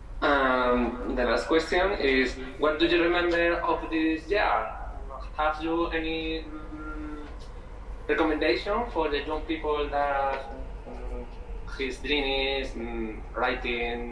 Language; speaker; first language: English; non-native, fluent; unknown